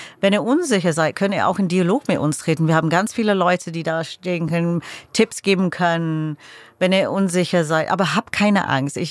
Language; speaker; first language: German; non-native, fluent; English